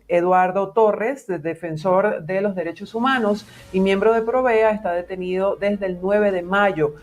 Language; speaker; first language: Spanish; native; Spanish